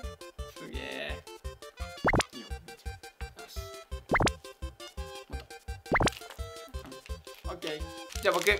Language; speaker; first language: Japanese; native; Japanese